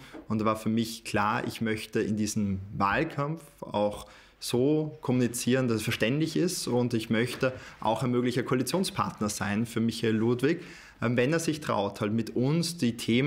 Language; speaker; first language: German; native; German